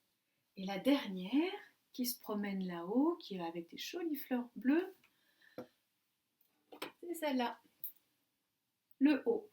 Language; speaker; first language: French; native; French